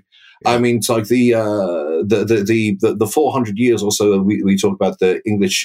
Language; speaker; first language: English; native; English